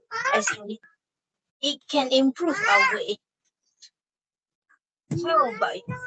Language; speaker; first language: English; non-native, learner; Malay